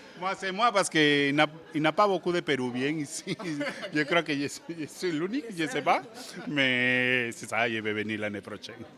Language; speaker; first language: French; non-native, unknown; Spanish